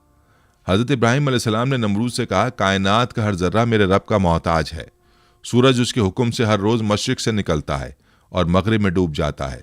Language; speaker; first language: Urdu; native; Urdu